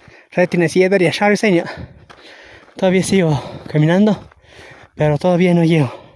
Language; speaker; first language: Spanish; non-native, local second language; Zapotec